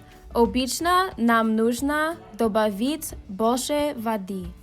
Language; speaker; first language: Russian; non-native, learner; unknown